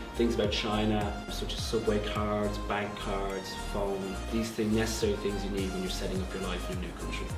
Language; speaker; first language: English; native; English